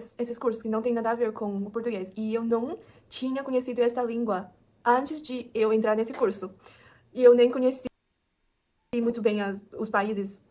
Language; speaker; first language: Portuguese; non-native, fluent; Chinese